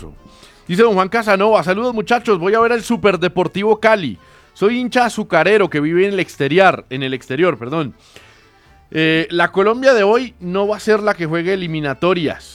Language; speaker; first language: Spanish; native; Spanish